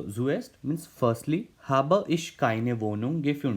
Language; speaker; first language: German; non-native, fluent; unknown